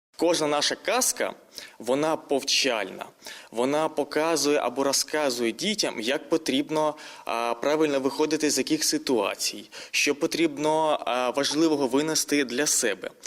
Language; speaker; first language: Ukrainian; native; Ukrainian